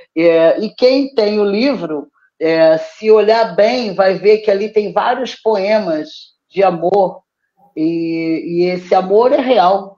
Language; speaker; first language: Portuguese; native; Portuguese